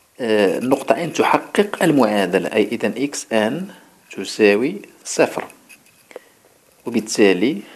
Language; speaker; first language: Arabic; native; Arabic